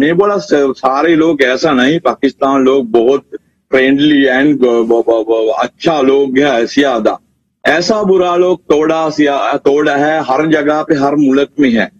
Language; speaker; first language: Hindi; non-native, learner; Sinhala